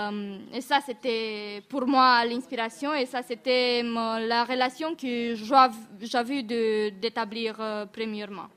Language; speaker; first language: French; non-native, fluent; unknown